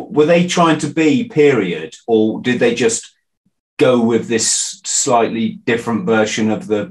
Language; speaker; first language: English; native; English